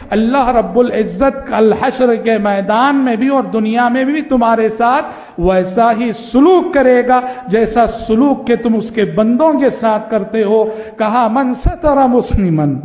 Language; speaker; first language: Urdu; native; Urdu